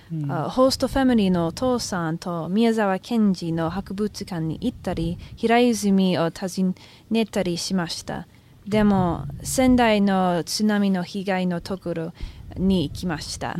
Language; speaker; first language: Japanese; non-native, learner; English